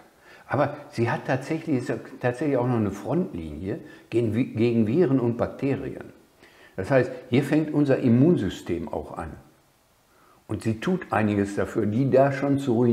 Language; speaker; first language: German; native; German